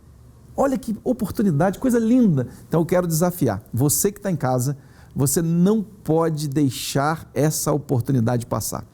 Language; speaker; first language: Portuguese; native; Portuguese